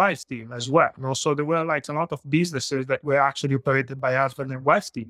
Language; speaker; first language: English; non-native, fluent; Italian